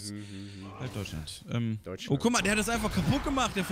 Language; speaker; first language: German; native; German